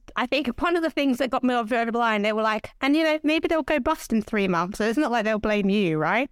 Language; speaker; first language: English; native; English